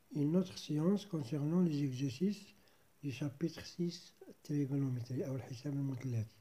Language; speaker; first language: French; non-native, local second language; Arabic